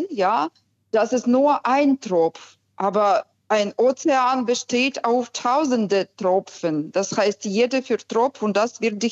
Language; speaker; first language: German; non-native, fluent; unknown